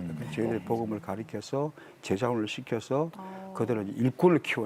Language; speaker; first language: Korean; native; Korean